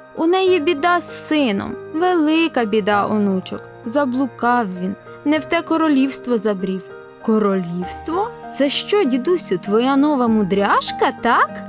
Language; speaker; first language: Ukrainian; native; Ukrainian